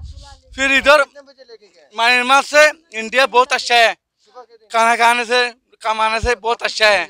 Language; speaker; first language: Hindi; non-native, learner; Rohingya